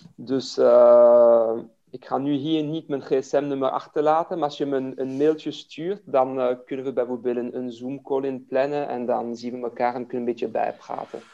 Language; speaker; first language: Dutch; non-native, fluent; French